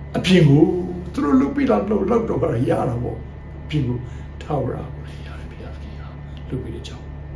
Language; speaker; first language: Burmese; non-native, local second language; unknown